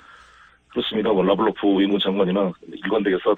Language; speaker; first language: Korean; native; Korean